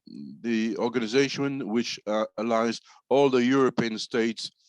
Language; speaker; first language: English; non-native, fluent; French